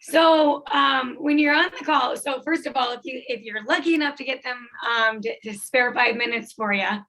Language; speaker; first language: English; native; English